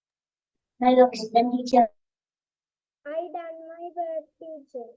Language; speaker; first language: English; non-native, learner; Sinhala